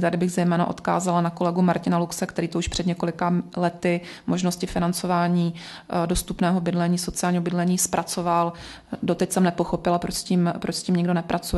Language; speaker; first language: Czech; native; Czech